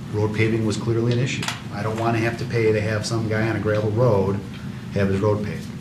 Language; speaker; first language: English; native; English